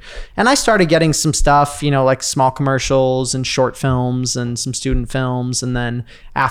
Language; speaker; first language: English; native; English